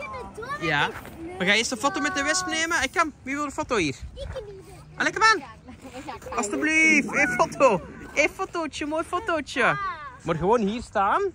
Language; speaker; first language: Dutch; native; Dutch